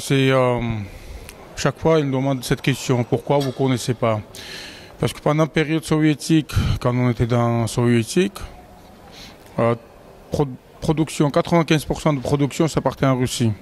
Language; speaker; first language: French; non-native, learner; Georgian